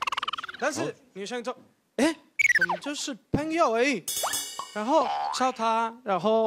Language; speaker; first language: Chinese; non-native, fluent; Spanish